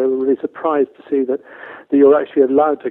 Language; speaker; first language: English; native; English